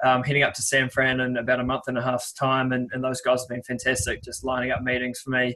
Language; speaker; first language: English; native; English